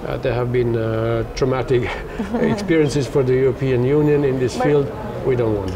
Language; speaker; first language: English; non-native, fluent; German